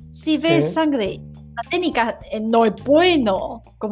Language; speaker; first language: Spanish; non-native, learner; Chinese